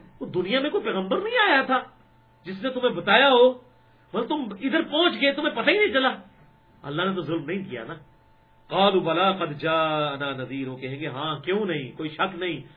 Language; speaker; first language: Urdu; non-native, local second language; Punjabi